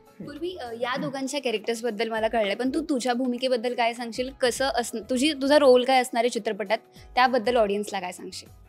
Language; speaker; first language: Marathi; native; Marathi